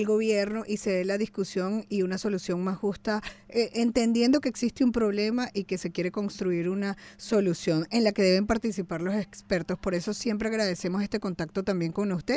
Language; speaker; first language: Spanish; native; Spanish